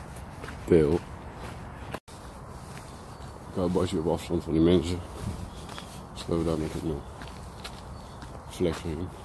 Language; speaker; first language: Dutch; early bilingual, other home language; Turkish